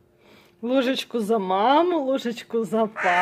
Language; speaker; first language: Russian; native; Russian